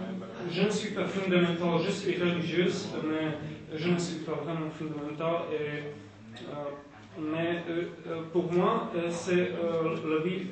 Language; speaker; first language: French; non-native, learner; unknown